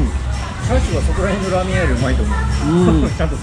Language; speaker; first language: Japanese; native; Japanese